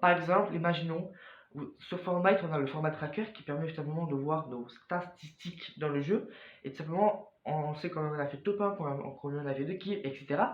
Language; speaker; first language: French; native; French